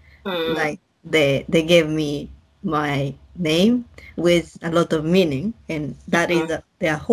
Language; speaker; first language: English; non-native, learner; Japanese